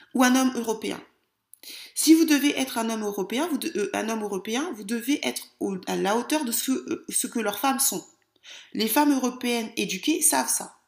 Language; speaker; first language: French; native; French